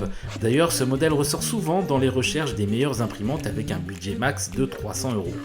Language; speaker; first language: French; native; French